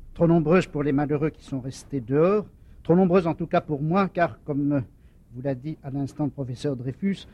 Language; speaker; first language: French; native; French